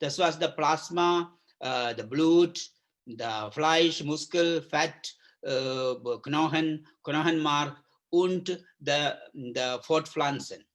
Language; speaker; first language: German; non-native, learner; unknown